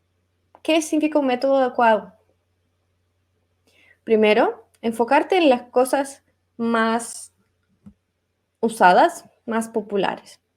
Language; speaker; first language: Spanish; non-native, fluent; Russian